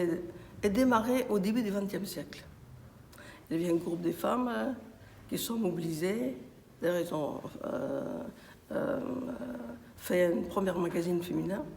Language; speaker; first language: French; non-native, fluent; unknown